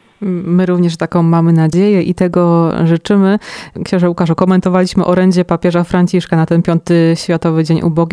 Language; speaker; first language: Polish; native; Polish